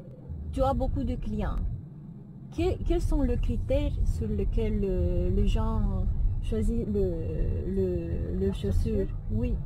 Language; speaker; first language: French; non-native, fluent; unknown